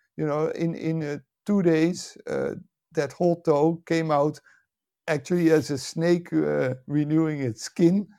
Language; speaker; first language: English; non-native, fluent; Dutch